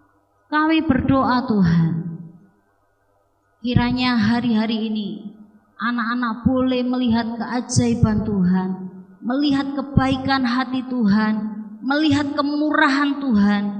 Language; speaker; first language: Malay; non-native, local second language; Javanese